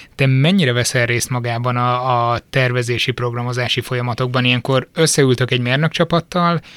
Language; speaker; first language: Hungarian; non-native, fluent; French